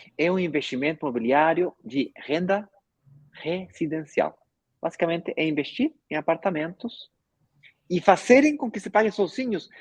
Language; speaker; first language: Portuguese; non-native, fluent; Spanish